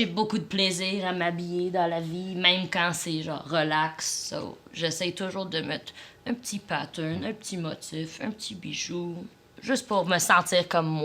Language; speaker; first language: French; native; French